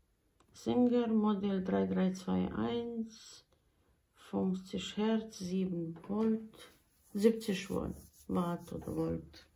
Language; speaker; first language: German; non-native, local second language; Bosnian